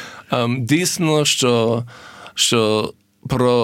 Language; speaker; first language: Ukrainian; early bilingual, heritage; English